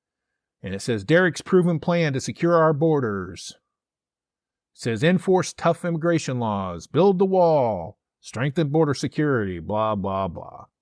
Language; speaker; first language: English; native; English